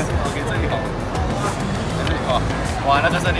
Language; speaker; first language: Chinese; native; Chinese